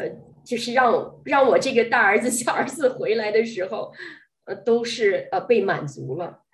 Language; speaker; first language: Chinese; native; Chinese